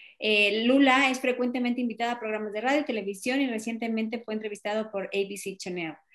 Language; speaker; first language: Spanish; native; Spanish